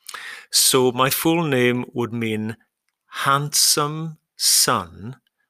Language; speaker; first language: English; native; English